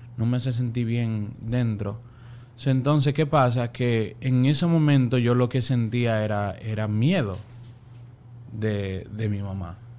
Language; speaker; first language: Spanish; native; Spanish